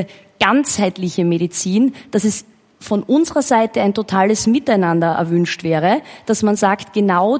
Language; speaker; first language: German; native; German